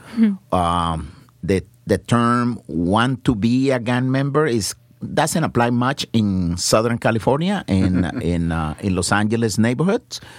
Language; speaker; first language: English; non-native, fluent; Spanish